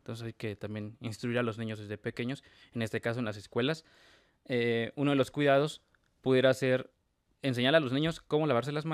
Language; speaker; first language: Spanish; native; Spanish